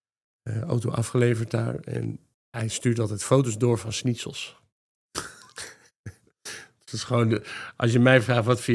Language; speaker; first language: Dutch; native; Dutch